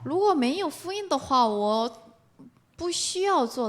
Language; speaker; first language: Chinese; non-native, learner; Korean